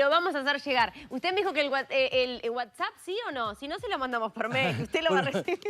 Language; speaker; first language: Spanish; native; Spanish